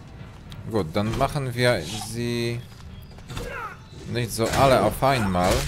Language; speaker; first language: German; non-native, learner; Polish